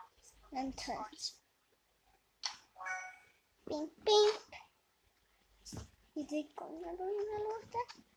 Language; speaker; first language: Swedish; early bilingual, other home language; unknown